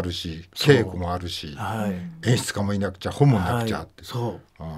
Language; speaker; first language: Japanese; native; Japanese